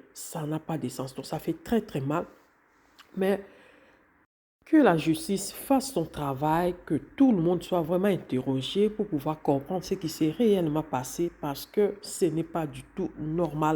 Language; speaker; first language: French; non-native, local second language; Lingala